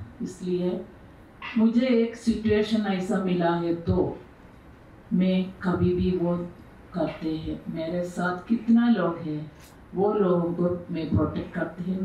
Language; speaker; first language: Hindi; non-native, local second language; Malayalam